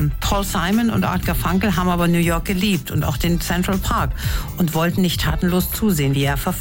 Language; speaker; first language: German; native; German